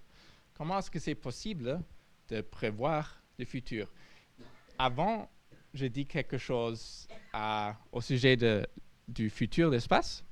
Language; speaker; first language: French; non-native, fluent; German